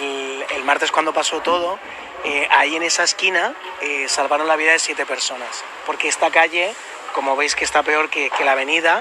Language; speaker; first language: Spanish; native; Spanish